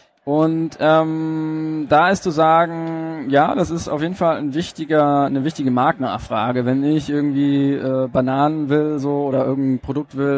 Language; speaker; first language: German; native; German